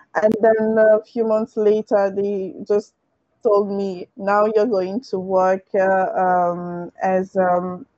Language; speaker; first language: English; early bilingual, other home language; French